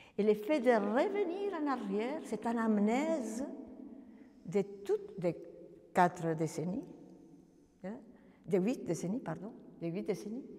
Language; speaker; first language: French; non-native, fluent; Spanish